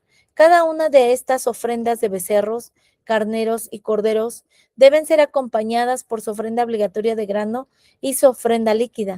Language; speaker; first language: Spanish; native; Spanish